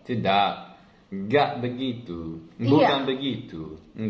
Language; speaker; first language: Indonesian; non-native, learner; English